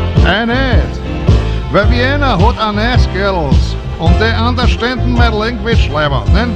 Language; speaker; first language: English; non-native, learner; German